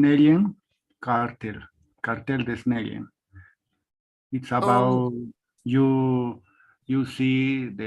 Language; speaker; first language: English; non-native, learner; Spanish